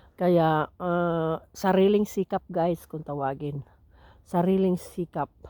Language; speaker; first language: Filipino; non-native, local second language; Cebuano